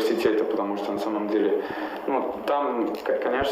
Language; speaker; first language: Russian; non-native, fluent; Italian